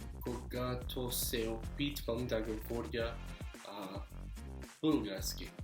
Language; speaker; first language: Bulgarian; non-native, learner; English